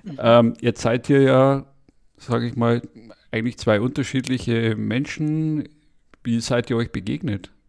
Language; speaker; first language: German; native; German